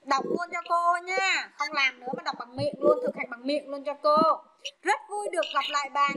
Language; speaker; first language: Vietnamese; native; Vietnamese